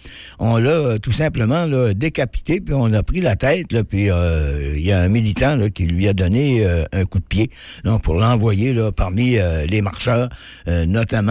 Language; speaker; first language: French; native; French